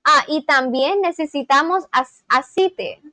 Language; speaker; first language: Spanish; non-native, learner; English